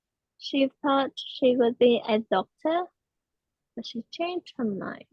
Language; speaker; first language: English; non-native, learner; Vietnamese